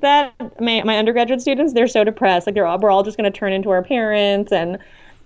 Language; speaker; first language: English; native; English